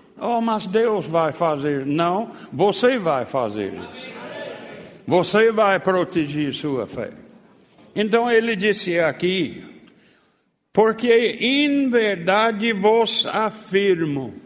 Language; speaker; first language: Portuguese; non-native, fluent; English